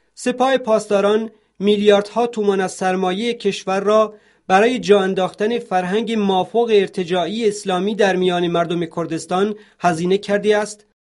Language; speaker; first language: Persian; non-native, local second language; Central Kurdish